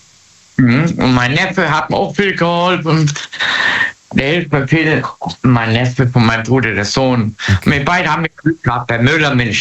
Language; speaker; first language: German; native; German